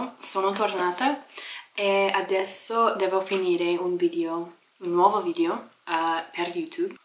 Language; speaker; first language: Italian; non-native, learner; English